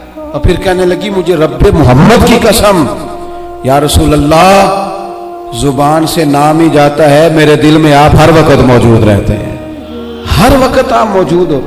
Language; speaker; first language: Urdu; non-native, local second language; Punjabi